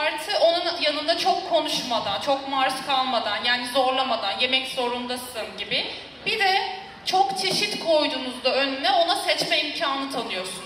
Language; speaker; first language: Turkish; native; Turkish